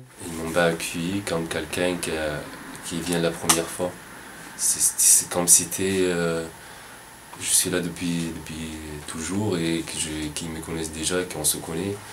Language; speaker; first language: French; non-native, fluent; Arabic